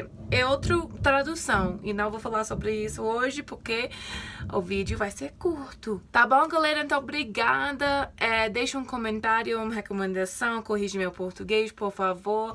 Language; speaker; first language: Portuguese; non-native, fluent; English